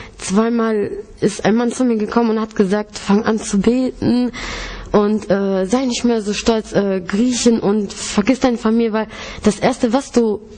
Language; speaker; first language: German; early bilingual, other home language; Greek